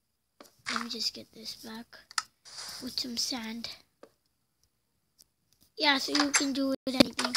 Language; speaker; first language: English; native; English